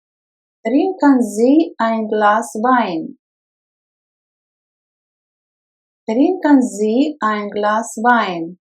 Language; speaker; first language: German; non-native, fluent; Russian